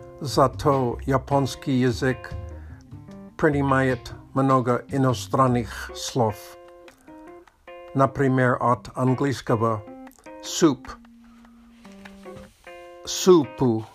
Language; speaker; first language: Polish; non-native, learner; Russian